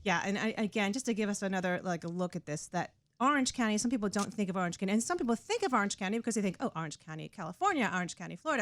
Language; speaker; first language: English; native; English